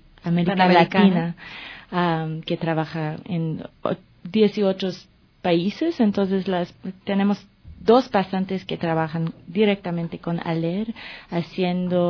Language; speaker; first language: Spanish; non-native, fluent; French